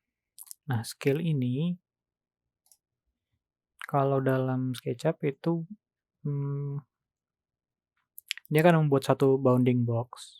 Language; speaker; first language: Indonesian; native; Indonesian